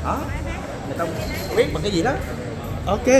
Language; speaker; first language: Vietnamese; native; Vietnamese